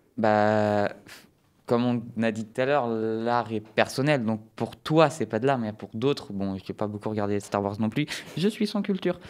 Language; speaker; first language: French; native; French